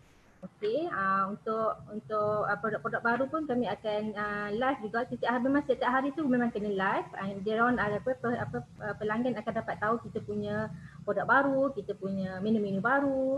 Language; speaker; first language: Malay; native; Malay